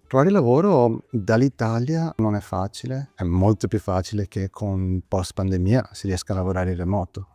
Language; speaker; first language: Italian; native; Italian